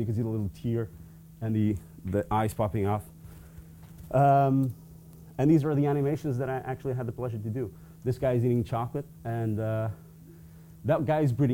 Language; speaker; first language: English; non-native, fluent; Portuguese